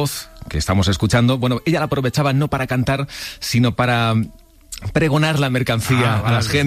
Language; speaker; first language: Spanish; native; Spanish